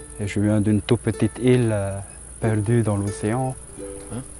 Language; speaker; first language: French; non-native, local second language; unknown